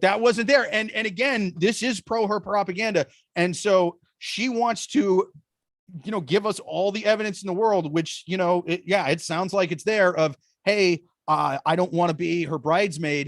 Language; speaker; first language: English; native; English